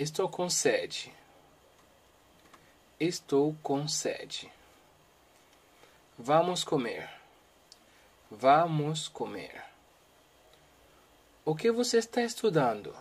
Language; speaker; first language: Portuguese; non-native, learner; Haitian Creole